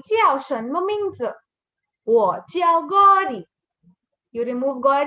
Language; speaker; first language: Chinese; non-native, fluent; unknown